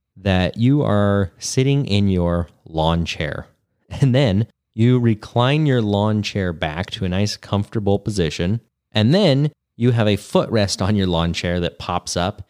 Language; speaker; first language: English; native; English